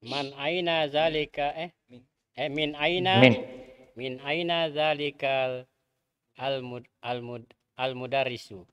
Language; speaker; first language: Arabic; non-native, learner; Indonesian